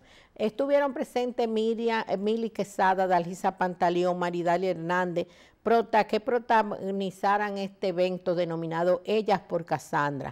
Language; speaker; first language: Spanish; native; Spanish